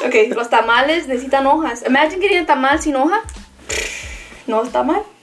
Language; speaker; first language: Spanish; early bilingual, heritage; Spanish